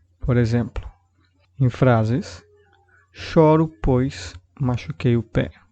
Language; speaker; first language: Portuguese; native; Portuguese